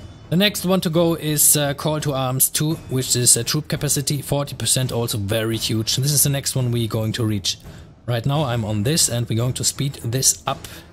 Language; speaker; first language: English; non-native, fluent; German